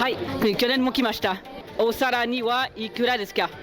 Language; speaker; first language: Japanese; non-native, learner; French